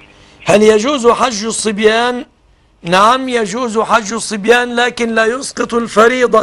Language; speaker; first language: Arabic; native; Arabic